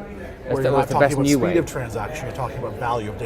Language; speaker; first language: English; native; English